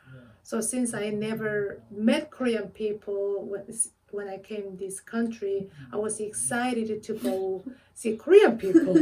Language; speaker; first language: English; non-native, fluent; Korean